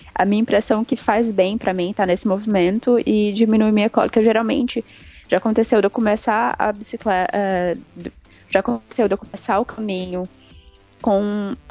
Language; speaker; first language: Portuguese; native; Portuguese